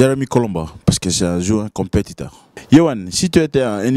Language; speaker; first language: French; non-native, learner; Fijian